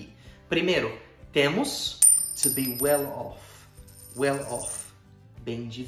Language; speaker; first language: Portuguese; non-native, fluent; English